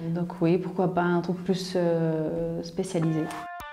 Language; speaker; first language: French; non-native, fluent; Spanish